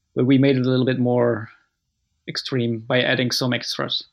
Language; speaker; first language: English; non-native, fluent; Dutch